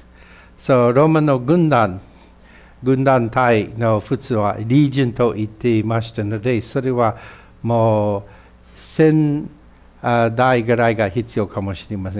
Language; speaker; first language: Japanese; non-native, fluent; English